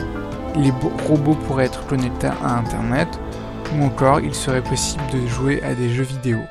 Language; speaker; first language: French; native; French